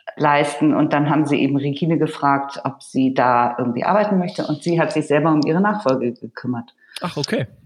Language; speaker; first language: German; native; German